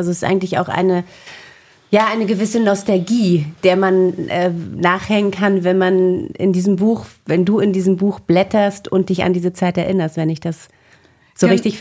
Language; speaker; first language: German; native; German